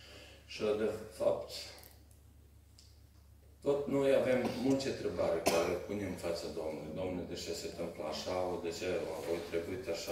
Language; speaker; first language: Romanian; non-native, learner; Serbian